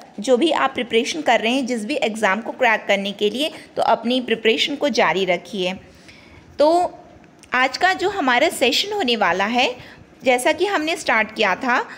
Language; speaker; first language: Hindi; native; Hindi